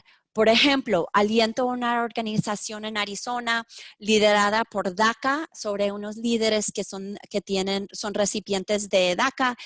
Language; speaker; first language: Spanish; early bilingual, heritage; Spanish